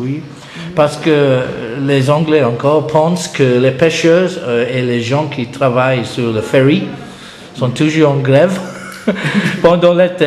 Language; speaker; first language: French; non-native, learner; English